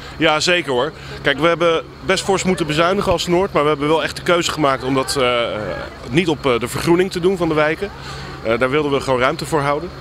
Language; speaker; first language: Dutch; native; Dutch